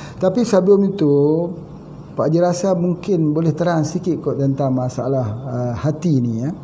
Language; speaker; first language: Malay; native; Malay